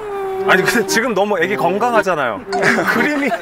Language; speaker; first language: Korean; native; Korean